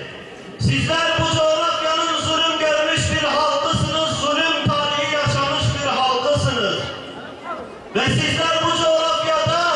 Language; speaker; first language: Turkish; non-native, local second language; Zaza